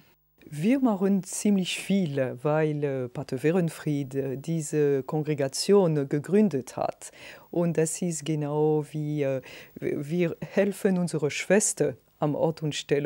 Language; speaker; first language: German; non-native, fluent; French